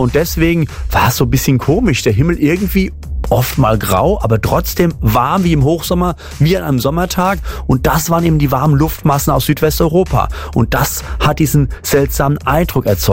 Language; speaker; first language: German; native; German